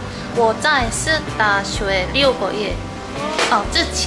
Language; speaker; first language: Chinese; non-native, learner; Korean